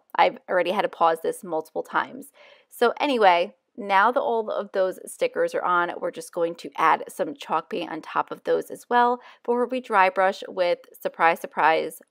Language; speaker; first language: English; native; English